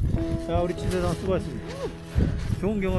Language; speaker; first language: Korean; native; Korean